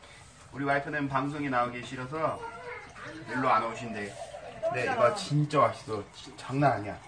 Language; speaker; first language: Korean; non-native, fluent; English